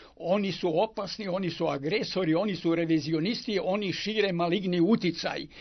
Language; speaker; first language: Serbian; native; Serbian